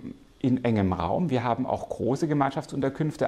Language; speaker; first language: German; native; German